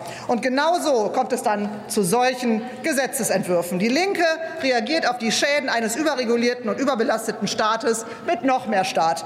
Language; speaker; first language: German; native; German